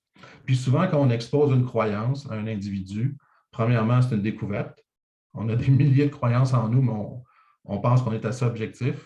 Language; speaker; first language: French; native; French